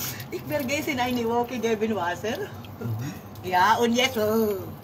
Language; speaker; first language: German; non-native, learner; Filipino